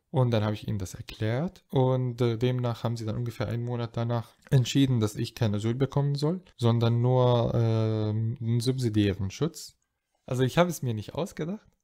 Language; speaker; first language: German; non-native, fluent; Arabic